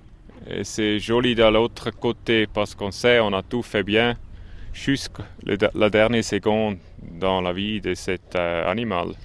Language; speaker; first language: French; non-native, local second language; German